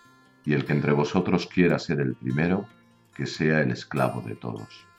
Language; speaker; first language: Spanish; native; Spanish